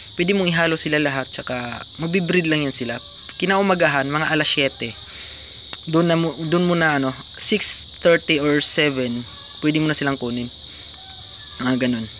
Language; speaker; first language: Filipino; non-native, local second language; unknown